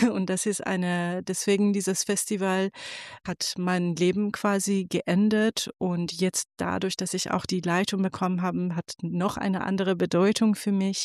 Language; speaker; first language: German; non-native, fluent; Persian